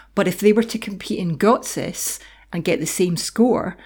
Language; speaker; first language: English; native; English